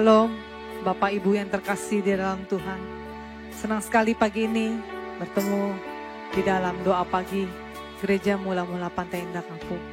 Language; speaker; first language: Indonesian; native; Indonesian